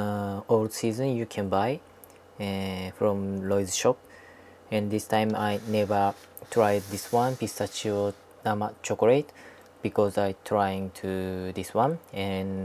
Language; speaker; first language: English; non-native, learner; Japanese